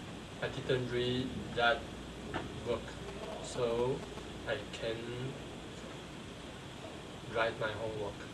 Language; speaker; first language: English; non-native, learner; Chinese